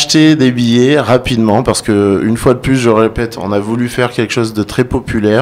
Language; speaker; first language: French; native; French